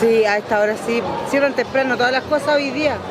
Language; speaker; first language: Spanish; native; Spanish